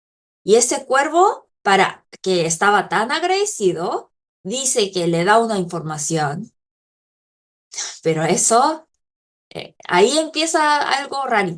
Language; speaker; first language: Spanish; non-native, fluent; Korean